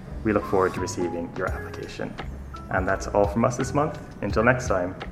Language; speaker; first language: English; native; English